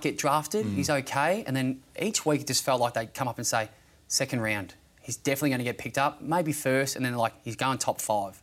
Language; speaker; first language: English; native; English